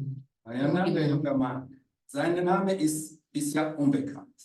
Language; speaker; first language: German; non-native, fluent; Rundi